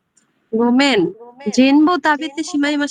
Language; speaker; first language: Japanese; non-native, learner; Bangla